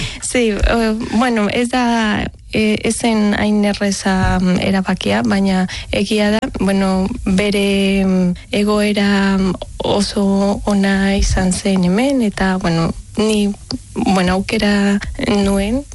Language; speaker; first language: Basque; non-native, learner; Spanish